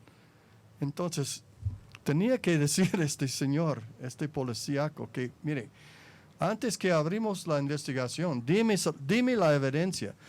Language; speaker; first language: Spanish; non-native, fluent; English